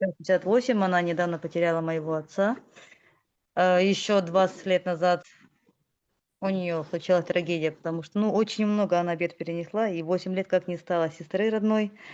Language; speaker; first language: Russian; native; Russian